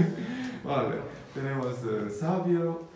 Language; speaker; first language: Spanish; non-native, fluent; Croatian